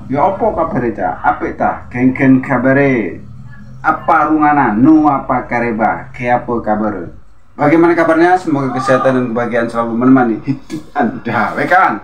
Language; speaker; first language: Indonesian; native; Indonesian